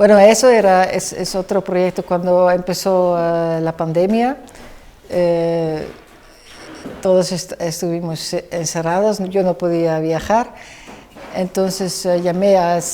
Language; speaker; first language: Spanish; non-native, fluent; Dutch